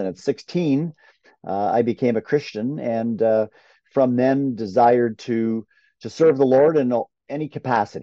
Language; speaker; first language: English; native; English